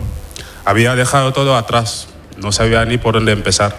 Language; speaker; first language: Spanish; non-native, fluent; Wolof